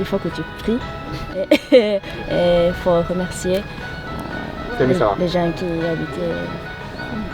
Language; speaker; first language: French; non-native, learner; Japanese